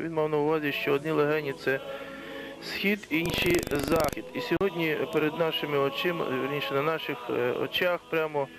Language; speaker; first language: Ukrainian; native; Ukrainian